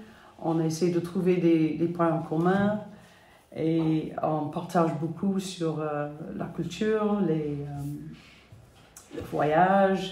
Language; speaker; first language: French; non-native, fluent; English